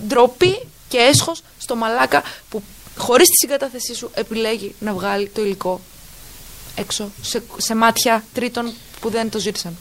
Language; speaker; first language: Greek; early bilingual, heritage; Greek